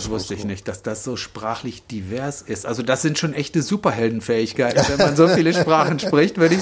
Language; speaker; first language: German; native; German